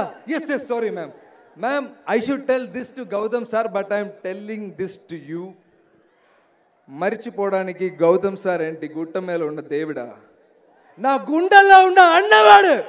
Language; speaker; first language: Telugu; non-native, learner; Malayalam